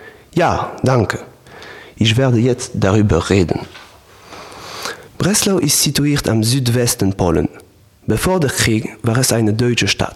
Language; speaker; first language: German; non-native, learner; Polish